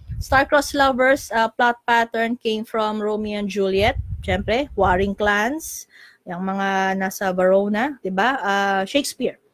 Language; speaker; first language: Filipino; native; Filipino